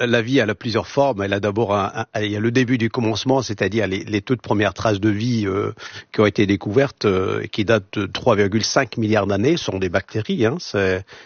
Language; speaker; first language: French; non-native, local second language; Arabic